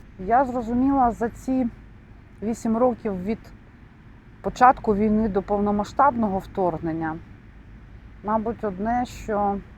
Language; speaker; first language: Ukrainian; non-native, local second language; Russian